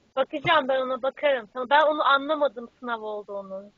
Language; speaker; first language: Turkish; native; Turkish